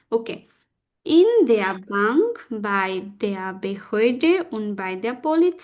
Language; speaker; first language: German; non-native, fluent; Bangla